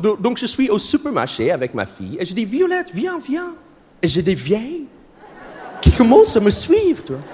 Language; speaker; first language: French; non-native, fluent; English